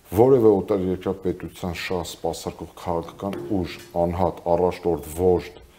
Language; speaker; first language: Armenian; native; Armenian